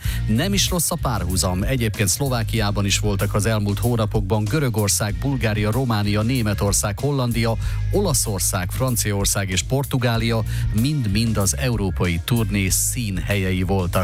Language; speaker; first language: Hungarian; native; Hungarian